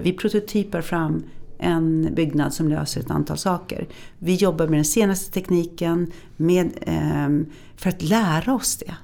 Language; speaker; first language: Swedish; native; Swedish